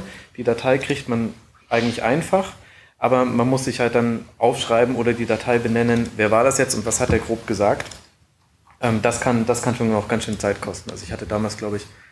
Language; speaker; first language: German; native; German